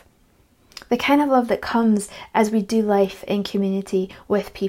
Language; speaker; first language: English; native; English